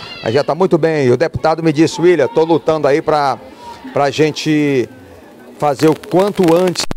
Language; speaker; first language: Portuguese; native; Portuguese